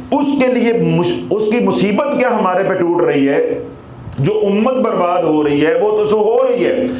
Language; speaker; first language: Urdu; non-native, local second language; Punjabi